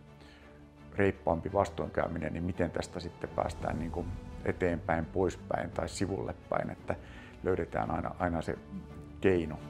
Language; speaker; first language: Finnish; native; Finnish